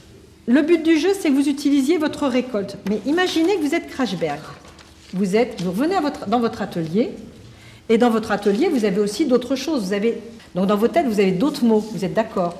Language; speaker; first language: French; native; French